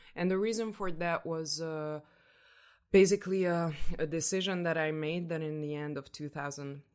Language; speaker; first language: English; non-native, fluent; Hungarian